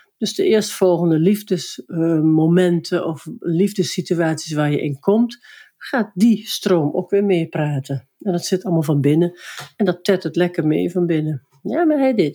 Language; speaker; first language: Dutch; native; Dutch